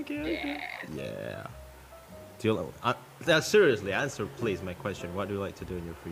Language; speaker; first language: English; non-native, fluent; Indonesian